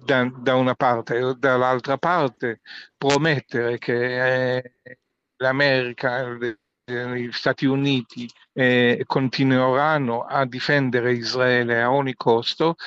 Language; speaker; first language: Italian; non-native, fluent; Hebrew